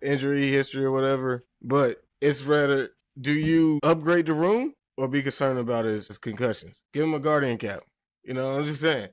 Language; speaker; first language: English; native; English